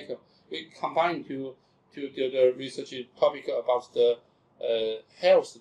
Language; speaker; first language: English; non-native, learner; Chinese